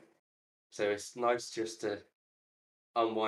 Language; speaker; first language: English; native; English